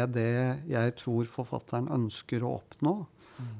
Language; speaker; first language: Norwegian; native; Norwegian